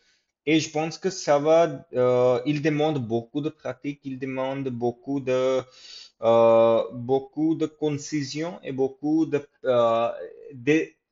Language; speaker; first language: French; non-native, fluent; English